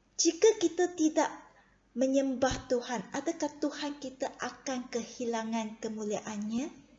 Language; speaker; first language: Malay; non-native, local second language; Chinese